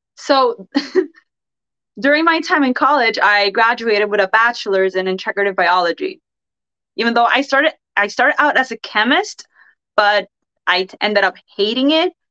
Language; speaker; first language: English; non-native, fluent; Spanish